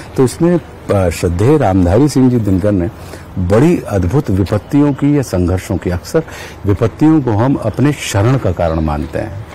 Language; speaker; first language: Hindi; native; Hindi